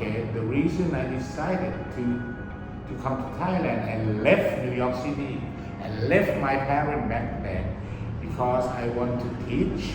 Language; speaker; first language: English; early bilingual, other home language; Thai